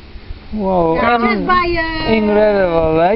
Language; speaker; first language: English; non-native, learner; Spanish